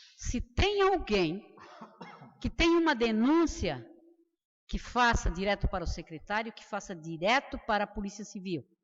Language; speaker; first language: Portuguese; native; Portuguese